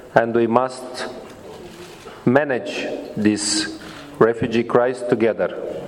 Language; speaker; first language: English; non-native, fluent; Romanian